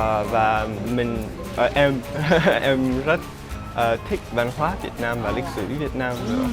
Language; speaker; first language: Vietnamese; non-native, learner; English